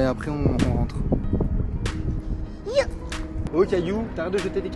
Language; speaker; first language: French; native; French